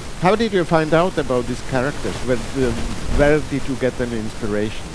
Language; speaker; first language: English; non-native, fluent; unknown